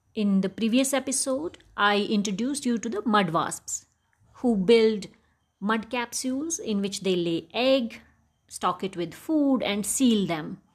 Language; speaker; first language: English; non-native, local second language; Dogri